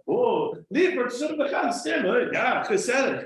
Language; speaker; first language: Dutch; non-native, learner; English